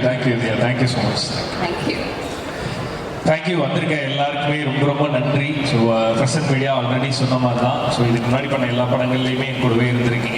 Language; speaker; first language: Tamil; native; Tamil